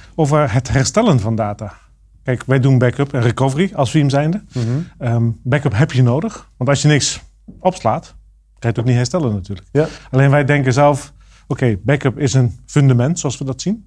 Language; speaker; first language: Dutch; native; Dutch